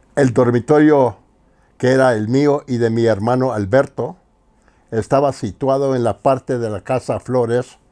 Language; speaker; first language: Spanish; early bilingual, heritage; Spanish